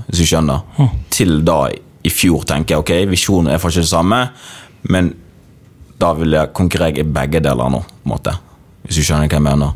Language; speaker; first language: Norwegian; early bilingual, other home language; Swahili